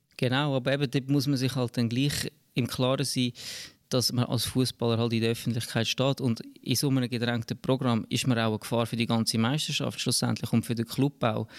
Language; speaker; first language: German; native; German